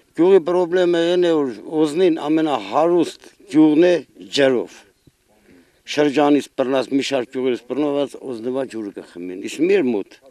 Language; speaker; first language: Armenian; native; Armenian